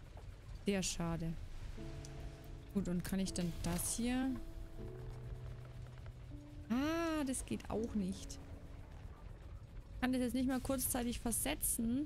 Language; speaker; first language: German; native; German